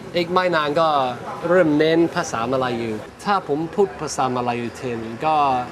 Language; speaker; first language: Thai; non-native, fluent; English